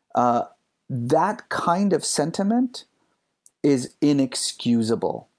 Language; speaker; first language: English; early bilingual, other home language; Persian